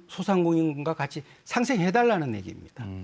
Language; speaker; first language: Korean; native; Korean